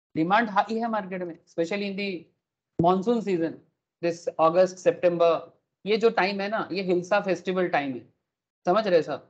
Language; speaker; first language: Hindi; non-native, local second language; Bangla